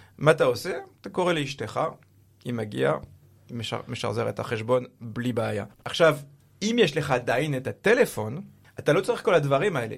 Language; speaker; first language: Hebrew; non-native, fluent; French